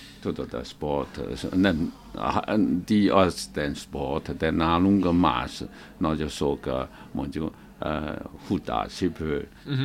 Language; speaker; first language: Hungarian; non-native, learner; Chinese